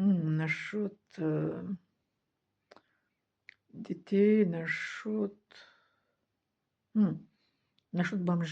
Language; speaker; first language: Russian; non-native, fluent; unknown